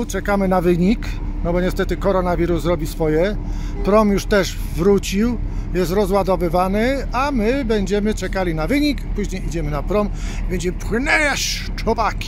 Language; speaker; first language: Polish; native; Polish